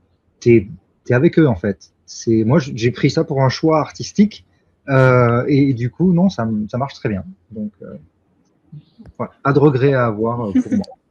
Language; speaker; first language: French; native; French